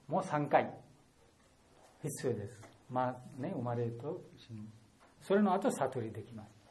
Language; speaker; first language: Japanese; non-native, learner; Bangla